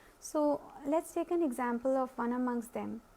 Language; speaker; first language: English; non-native, local second language; Hindi